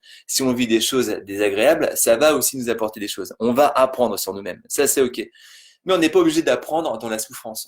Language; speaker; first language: French; native; French